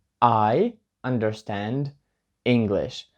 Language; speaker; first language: English; non-native, learner; Ukrainian